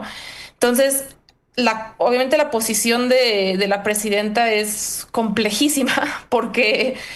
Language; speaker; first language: Spanish; native; Spanish